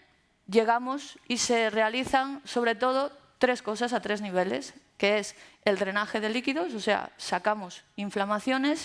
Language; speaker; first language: Spanish; native; Spanish